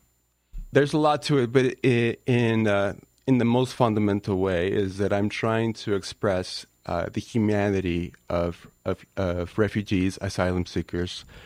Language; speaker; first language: English; non-native, fluent; Spanish